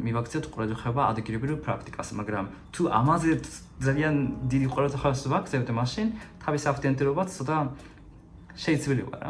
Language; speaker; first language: Georgian; non-native, fluent; Japanese